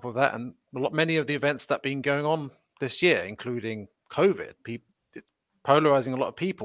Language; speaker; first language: English; native; English